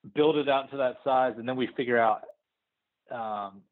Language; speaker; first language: English; native; English